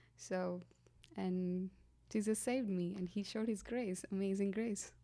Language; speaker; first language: English; non-native, local second language; Kannada